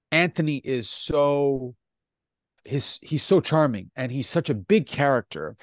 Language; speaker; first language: English; non-native, fluent; Italian